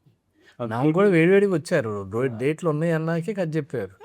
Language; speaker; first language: Telugu; native; Telugu